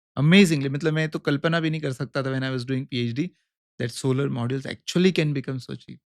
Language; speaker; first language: Hindi; native; Hindi